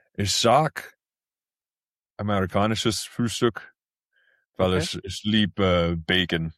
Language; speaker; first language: German; early bilingual, heritage; English